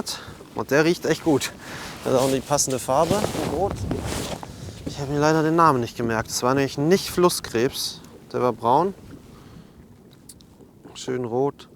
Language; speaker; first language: German; native; German